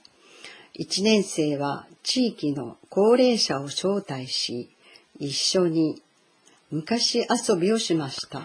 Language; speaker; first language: Japanese; native; Japanese